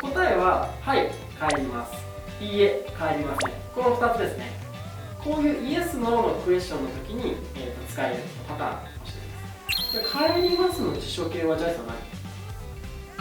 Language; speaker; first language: Japanese; native; Japanese